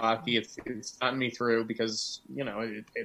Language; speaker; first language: English; native; English